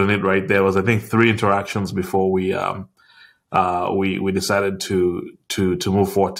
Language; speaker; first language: English; non-native, local second language; Ganda